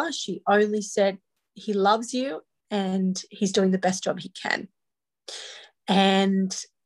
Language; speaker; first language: English; native; English